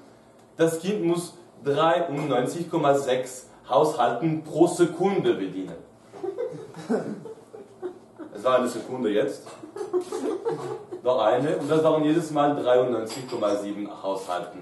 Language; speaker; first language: German; non-native, fluent; French